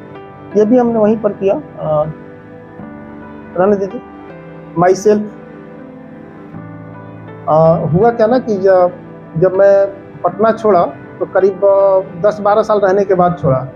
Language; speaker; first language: Hindi; native; Hindi